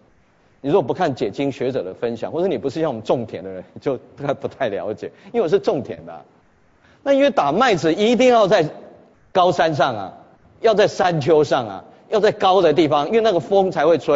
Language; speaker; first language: Chinese; native; Chinese